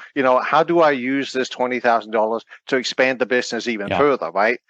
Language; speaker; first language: English; non-native, fluent; Danish